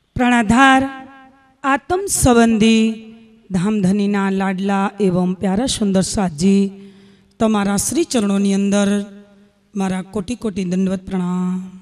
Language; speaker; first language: Hindi; non-native, local second language; Gujarati